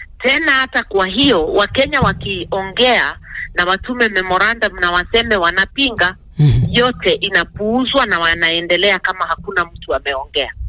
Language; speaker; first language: Swahili; non-native, local second language; Kikuyu